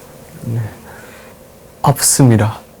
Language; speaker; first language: Korean; non-native, learner; Thai